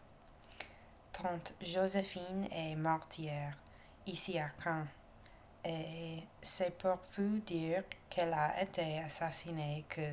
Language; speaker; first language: French; non-native, learner; English